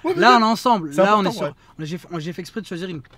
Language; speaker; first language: French; native; French